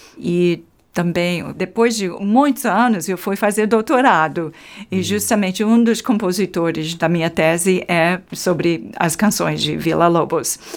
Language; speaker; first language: Portuguese; non-native, fluent; English